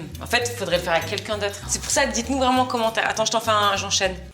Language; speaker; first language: French; native; French